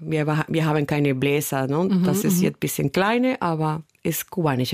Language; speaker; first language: German; non-native, fluent; Spanish